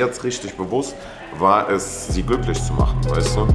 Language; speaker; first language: German; early bilingual, other home language; Russian